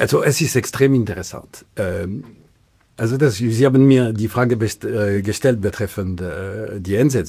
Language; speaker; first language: German; non-native, local second language; French